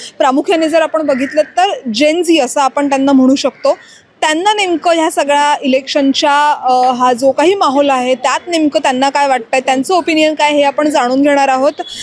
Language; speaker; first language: Marathi; native; Marathi